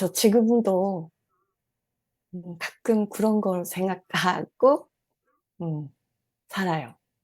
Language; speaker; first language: Korean; non-native, fluent; Japanese